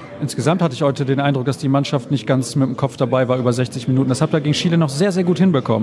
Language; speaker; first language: German; native; German